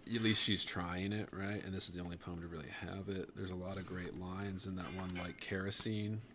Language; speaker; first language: English; native; English